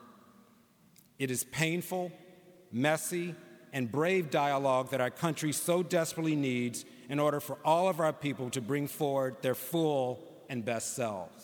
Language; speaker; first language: English; native; English